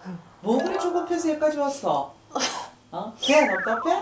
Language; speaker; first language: Korean; native; Korean